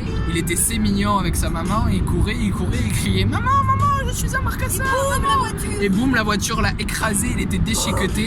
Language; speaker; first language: French; native; French